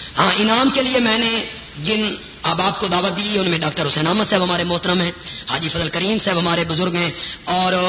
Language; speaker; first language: Urdu; non-native, local second language; Punjabi